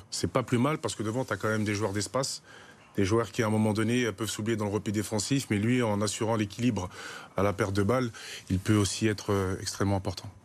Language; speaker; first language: French; native; French